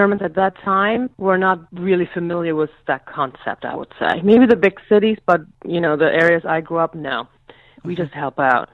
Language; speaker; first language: English; non-native, fluent; German